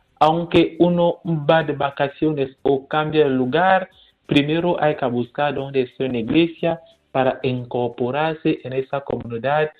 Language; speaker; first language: Spanish; non-native, fluent; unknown